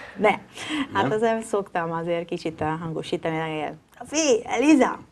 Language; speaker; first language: Hungarian; non-native, learner; Italian